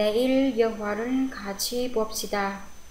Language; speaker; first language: Korean; non-native, fluent; Vietnamese